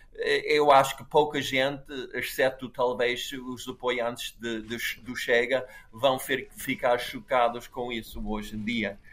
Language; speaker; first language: Portuguese; non-native, fluent; English